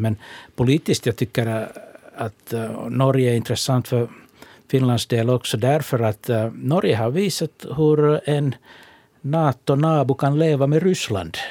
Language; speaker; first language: Swedish; non-native, local second language; Finnish